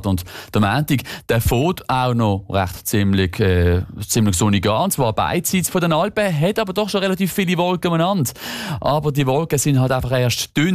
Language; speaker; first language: German; native; German